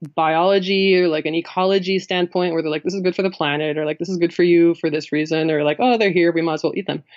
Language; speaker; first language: English; native; English